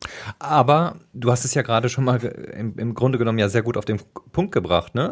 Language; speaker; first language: German; native; German